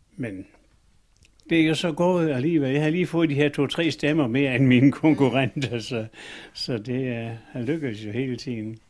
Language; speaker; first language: Danish; native; Danish